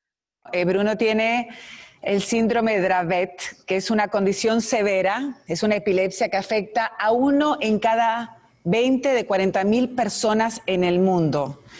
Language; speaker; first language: Spanish; native; Spanish